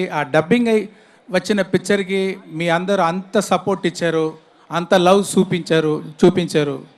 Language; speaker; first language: Telugu; non-native, local second language; Tamil